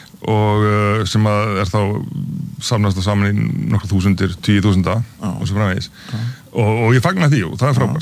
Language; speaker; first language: Icelandic; native; Icelandic